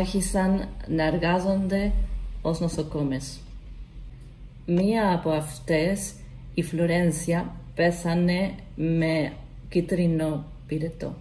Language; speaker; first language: Greek; non-native, learner; Spanish